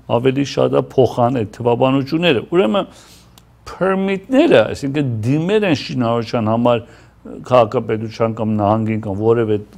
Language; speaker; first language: Armenian; early bilingual, heritage; Armenian